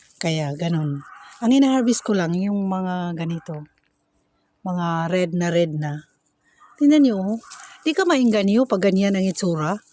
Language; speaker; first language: Filipino; non-native, local second language; Cebuano